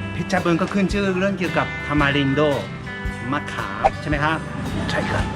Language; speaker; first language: Thai; non-native, fluent; Japanese